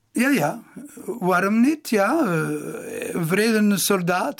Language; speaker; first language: Dutch; non-native, local second language; Italian